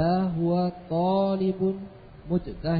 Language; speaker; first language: Arabic; non-native, learner; Indonesian